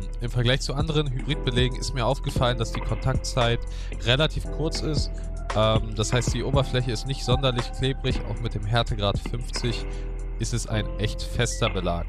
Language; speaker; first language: German; native; German